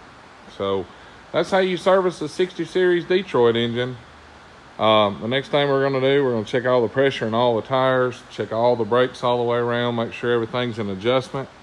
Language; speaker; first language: English; native; English